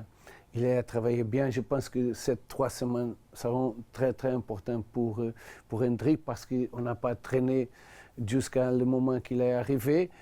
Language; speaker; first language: French; non-native, learner; Portuguese